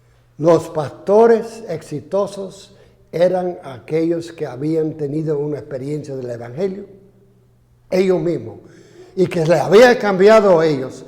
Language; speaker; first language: Spanish; non-native, fluent; English